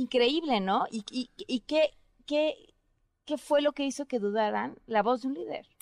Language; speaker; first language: Spanish; native; Spanish